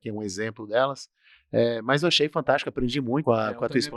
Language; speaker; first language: Portuguese; native; Portuguese